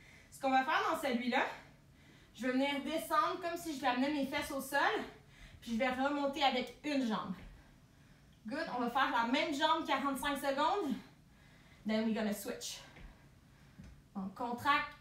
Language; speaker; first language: French; native; French